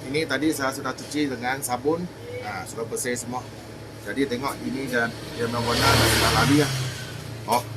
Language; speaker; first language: Malay; non-native, local second language; Min Nan Chinese